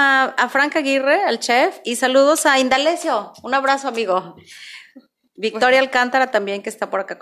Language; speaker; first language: Spanish; native; Spanish